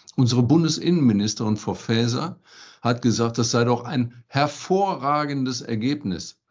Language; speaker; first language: German; native; German